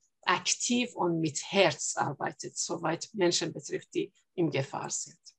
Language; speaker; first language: German; non-native, fluent; Persian